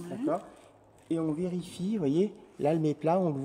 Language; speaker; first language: French; native; French